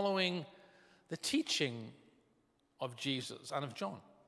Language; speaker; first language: English; native; English